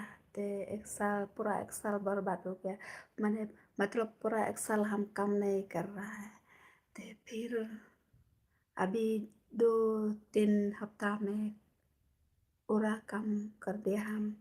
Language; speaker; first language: Hindi; non-native, local second language; Khasi